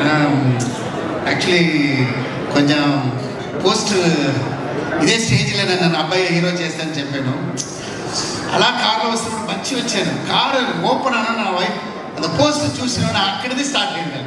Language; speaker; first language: Telugu; non-native, fluent; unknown